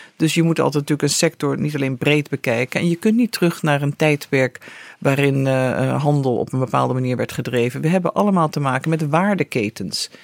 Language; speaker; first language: Dutch; native; Dutch